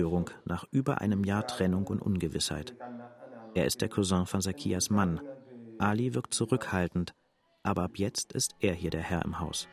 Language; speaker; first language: German; native; German